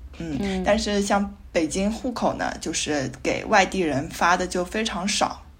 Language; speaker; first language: Chinese; native; Chinese